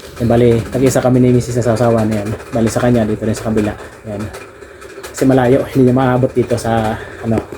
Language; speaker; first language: Filipino; native; Filipino